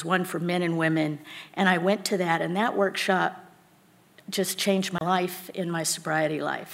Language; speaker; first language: English; native; English